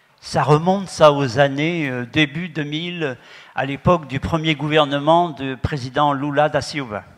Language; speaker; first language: French; native; French